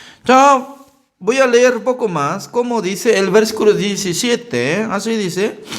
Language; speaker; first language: Spanish; non-native, learner; Korean